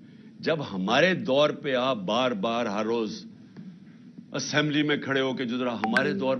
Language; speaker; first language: Urdu; native; Urdu